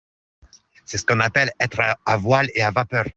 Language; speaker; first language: French; native; French